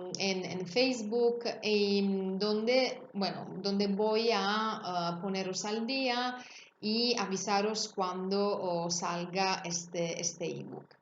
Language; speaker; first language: Spanish; non-native, fluent; Italian